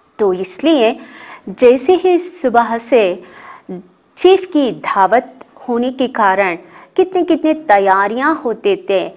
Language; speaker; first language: Hindi; non-native, local second language; Kannada